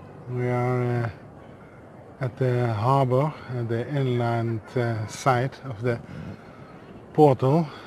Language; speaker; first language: English; non-native, fluent; Dutch